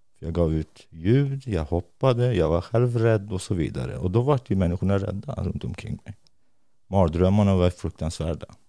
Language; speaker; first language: Swedish; non-native, fluent; Kurdish